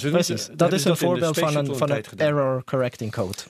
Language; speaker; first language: Dutch; non-native, fluent; Swiss German